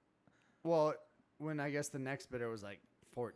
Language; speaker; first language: English; native; English